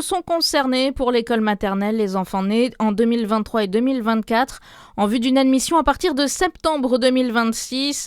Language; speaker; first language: French; native; French